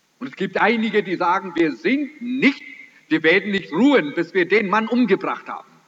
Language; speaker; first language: German; early bilingual, heritage; German